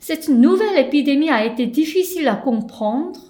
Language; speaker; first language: French; non-native, fluent; Korean